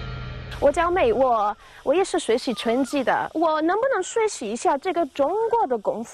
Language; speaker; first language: Chinese; non-native, learner; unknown